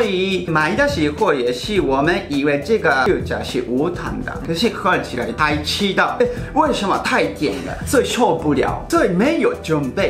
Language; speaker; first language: Chinese; non-native, fluent; Japanese